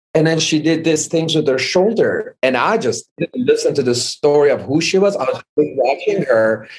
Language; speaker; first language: English; non-native, fluent; Armenian